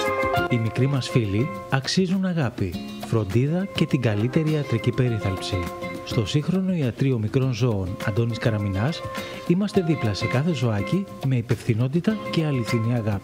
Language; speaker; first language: Greek; native; Greek